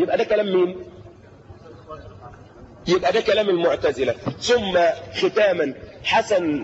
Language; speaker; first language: Arabic; native; Arabic